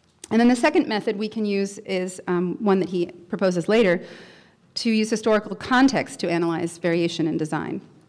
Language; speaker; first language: English; native; English